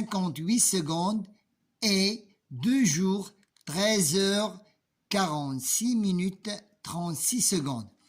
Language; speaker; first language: French; non-native, local second language; Arabic